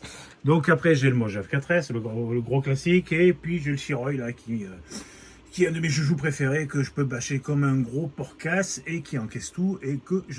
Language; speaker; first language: French; native; French